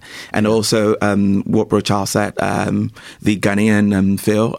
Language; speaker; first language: English; non-native, local second language; Yoruba